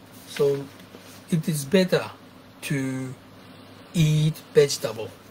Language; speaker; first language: English; non-native, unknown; Japanese